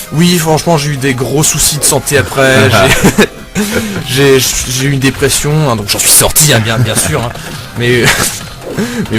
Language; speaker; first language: French; native; French